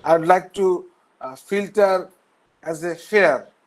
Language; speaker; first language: English; non-native, local second language; Bangla